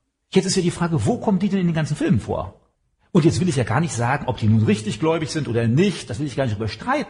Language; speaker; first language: German; native; German